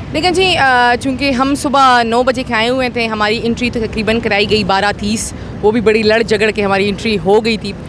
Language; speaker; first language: Urdu; non-native, local second language; Pashto